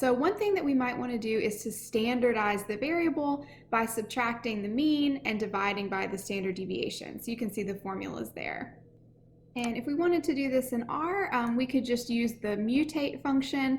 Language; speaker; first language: English; native; English